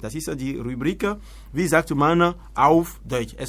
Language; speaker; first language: German; non-native, learner; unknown